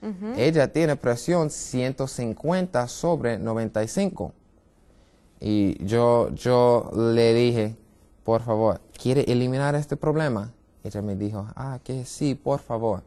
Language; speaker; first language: Spanish; non-native, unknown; English